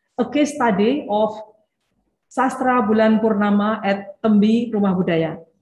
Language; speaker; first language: English; non-native, fluent; Indonesian